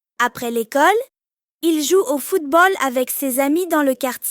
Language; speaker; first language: French; non-native, learner; Arabic